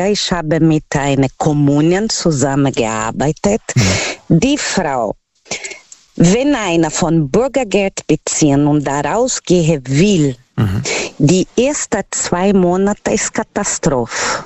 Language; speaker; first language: German; non-native, fluent; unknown